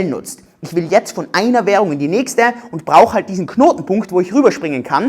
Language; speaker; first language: German; native; German